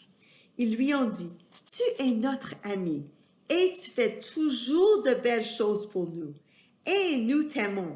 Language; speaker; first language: French; non-native, fluent; English